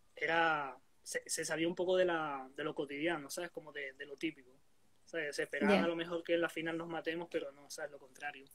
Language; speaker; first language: Spanish; native; Spanish